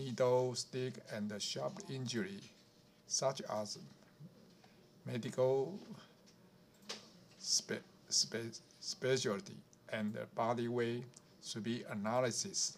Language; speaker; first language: English; non-native, learner; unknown